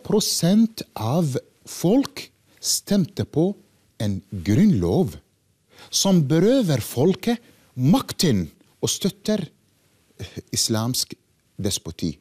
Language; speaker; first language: Norwegian; non-native, fluent; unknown